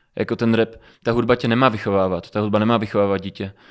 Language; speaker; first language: Czech; early bilingual, other home language; Romanian